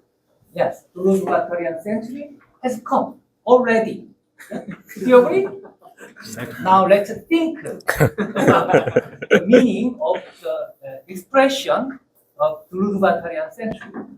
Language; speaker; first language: English; non-native, learner; Korean